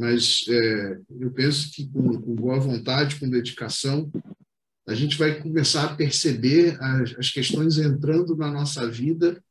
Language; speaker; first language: Portuguese; native; Portuguese